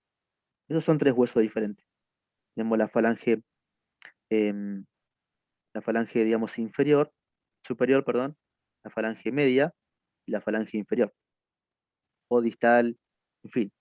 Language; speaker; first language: Spanish; native; Spanish